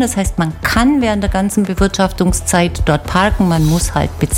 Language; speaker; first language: German; native; German